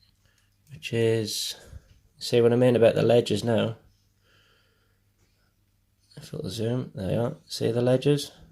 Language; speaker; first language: English; native; English